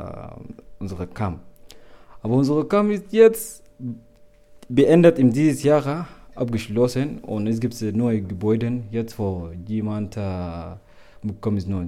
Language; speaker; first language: German; non-native, learner; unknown